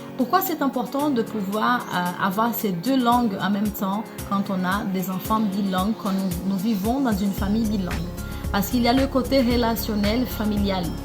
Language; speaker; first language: French; non-native, fluent; Portuguese